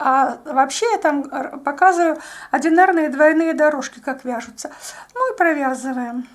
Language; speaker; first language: Russian; native; Russian